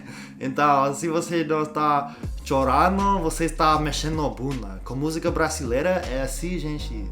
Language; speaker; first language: Portuguese; non-native, learner; English